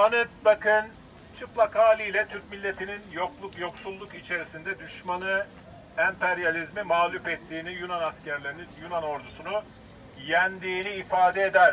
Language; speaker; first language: Turkish; native; Turkish